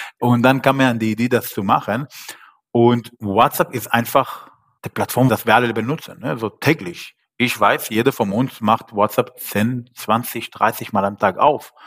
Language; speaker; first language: German; non-native, fluent; Hebrew